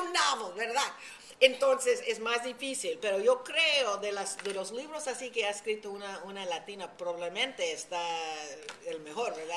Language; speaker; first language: Spanish; early bilingual, heritage; Spanish